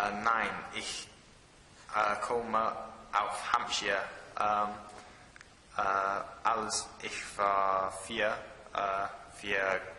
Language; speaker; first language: German; non-native, learner; English